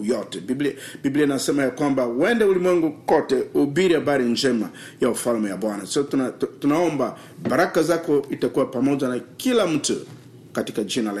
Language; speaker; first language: English; non-native, learner; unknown